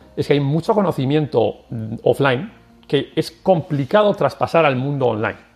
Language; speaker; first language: Spanish; native; Spanish